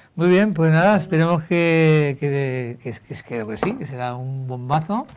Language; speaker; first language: Spanish; non-native, local second language; Catalan